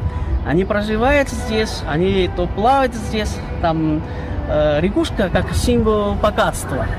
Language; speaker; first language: Russian; non-native, learner; Chinese